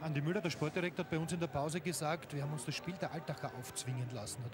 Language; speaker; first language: German; native; German